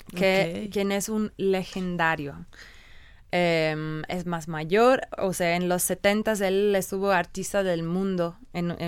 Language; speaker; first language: Spanish; non-native, learner; English